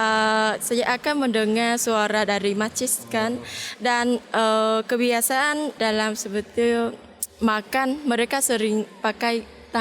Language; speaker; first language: Indonesian; non-native, learner; Vietnamese